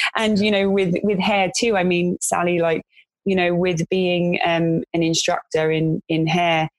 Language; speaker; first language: English; native; English